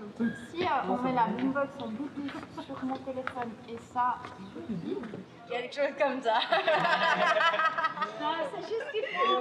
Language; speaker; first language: French; native; French